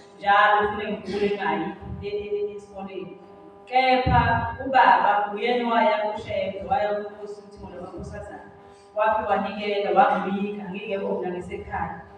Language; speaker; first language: Zulu; native; Zulu